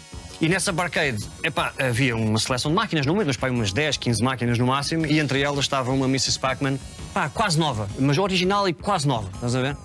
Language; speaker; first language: Portuguese; native; Portuguese